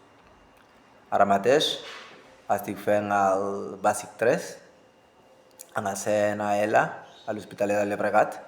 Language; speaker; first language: Catalan; non-native, learner; Spanish